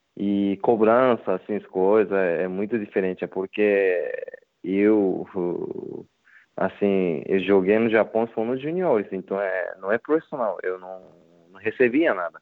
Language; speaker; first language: Portuguese; non-native, learner; Japanese